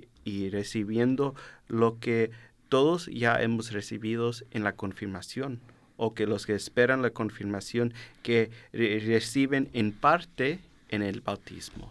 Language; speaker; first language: Spanish; early bilingual, heritage; Spanish